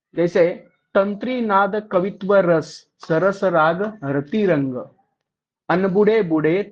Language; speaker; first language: Hindi; non-native, local second language; Marathi